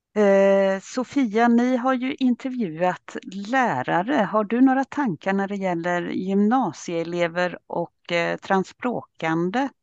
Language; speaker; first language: Swedish; early bilingual, other home language; Finnish